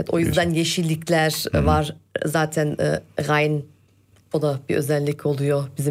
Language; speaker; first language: Turkish; early bilingual, heritage; Turkish